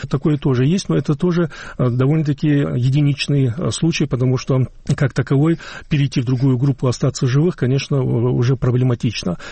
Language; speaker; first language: Russian; non-native, local second language; Chechen